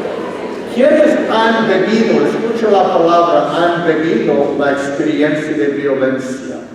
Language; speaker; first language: Spanish; non-native, fluent; English